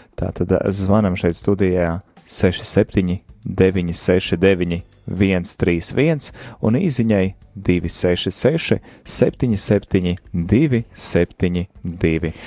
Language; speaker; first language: Latvian; native; Latvian